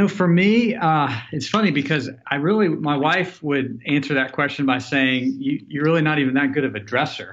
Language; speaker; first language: English; native; English